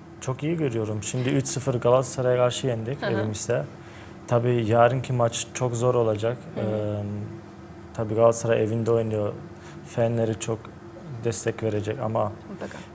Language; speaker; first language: Turkish; early bilingual, heritage; Turkish